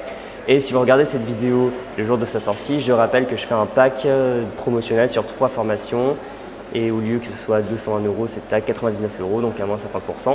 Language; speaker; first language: French; native; French